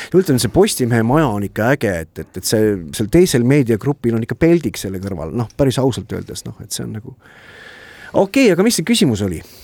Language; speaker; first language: Estonian; native; Estonian